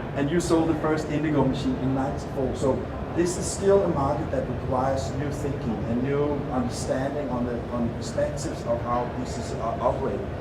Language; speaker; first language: English; non-native, fluent; Danish